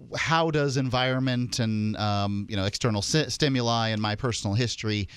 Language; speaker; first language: English; native; English